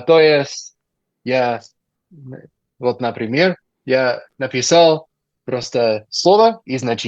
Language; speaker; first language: Russian; non-native, learner; English